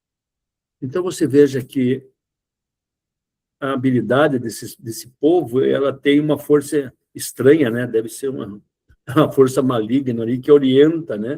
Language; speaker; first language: Portuguese; native; Portuguese